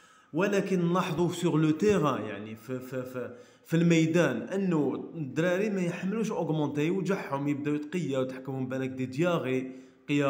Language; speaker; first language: Arabic; native; Arabic